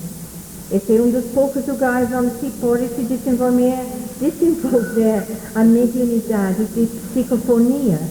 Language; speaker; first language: Portuguese; non-native, fluent; English